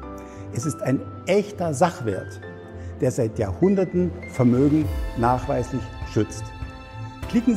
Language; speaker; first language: German; native; German